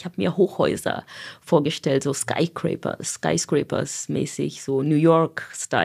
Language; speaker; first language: German; non-native, fluent; Swahili